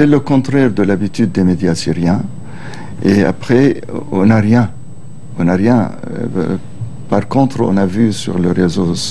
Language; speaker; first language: French; non-native, local second language; Arabic